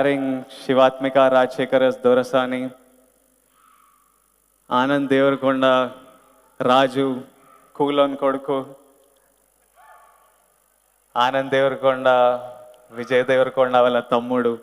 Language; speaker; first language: Telugu; native; Telugu